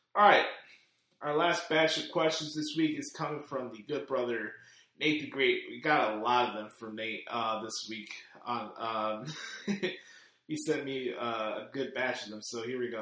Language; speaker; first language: English; native; English